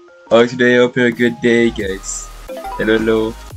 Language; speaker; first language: English; non-native, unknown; French